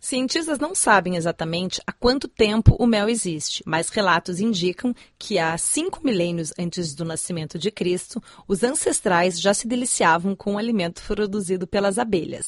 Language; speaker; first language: Portuguese; native; Portuguese